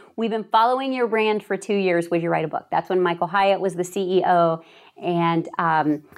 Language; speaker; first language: English; native; English